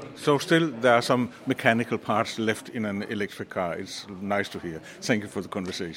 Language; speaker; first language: English; non-native, fluent; Danish